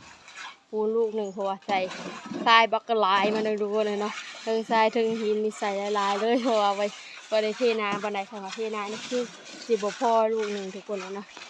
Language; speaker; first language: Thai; non-native, local second language; Northeastern Thai